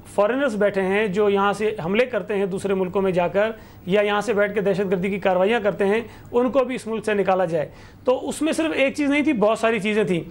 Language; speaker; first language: Urdu; native; Urdu